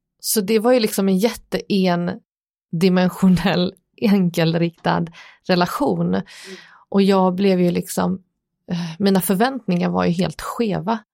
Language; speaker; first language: Swedish; early bilingual, other home language; Persian